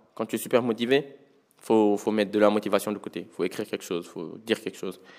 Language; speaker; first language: French; non-native, local second language; Wolof